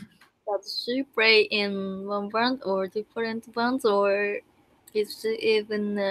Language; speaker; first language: English; non-native, learner; Japanese